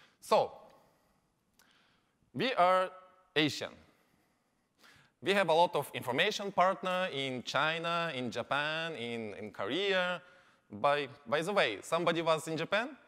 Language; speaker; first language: English; non-native, learner; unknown